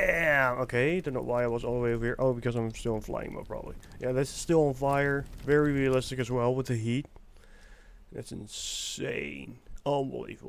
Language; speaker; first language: English; non-native, fluent; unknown